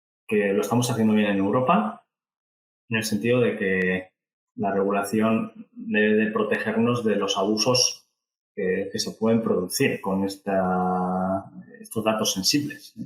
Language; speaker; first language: Spanish; native; Spanish